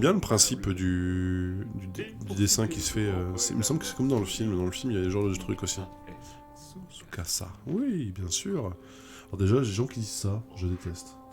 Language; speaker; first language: French; native; French